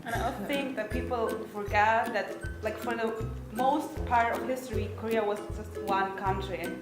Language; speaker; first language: English; non-native, fluent; German